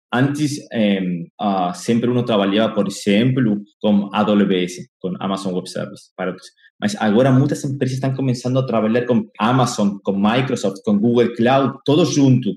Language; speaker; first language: Portuguese; non-native, fluent; Spanish